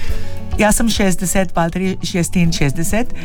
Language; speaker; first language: Slovenian; early bilingual, heritage; Slovenian